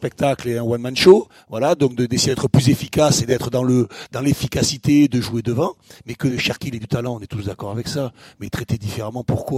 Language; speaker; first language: French; native; French